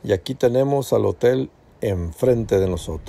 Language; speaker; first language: Spanish; early bilingual, heritage; Spanish